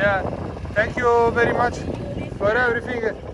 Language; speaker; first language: English; non-native, fluent; Italian